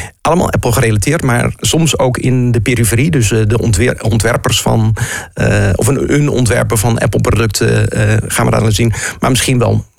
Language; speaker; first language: Dutch; native; Dutch